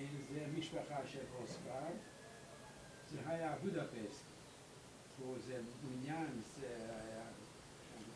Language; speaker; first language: Hebrew; non-native, learner; German